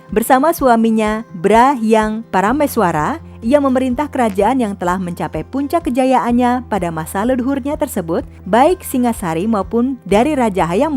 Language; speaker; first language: Indonesian; native; Indonesian